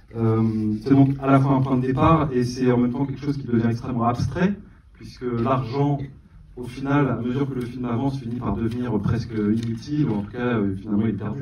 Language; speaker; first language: French; native; French